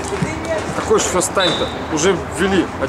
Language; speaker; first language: Russian; native; Russian